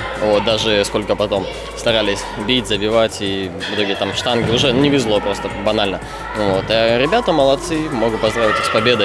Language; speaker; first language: Russian; native; Russian